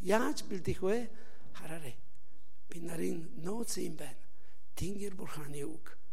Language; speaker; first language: Mongolian; non-native, learner; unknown